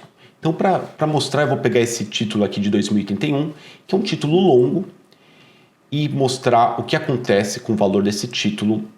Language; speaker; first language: Portuguese; native; Portuguese